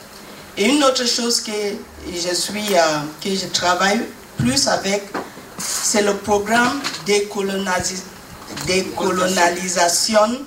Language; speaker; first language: French; non-native, learner; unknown